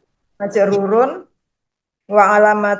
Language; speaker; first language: Arabic; non-native, learner; Indonesian